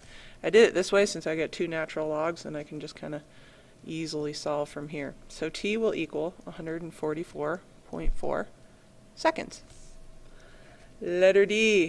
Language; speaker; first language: English; native; English